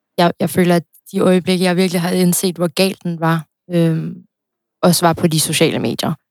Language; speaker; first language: Danish; early bilingual, other home language; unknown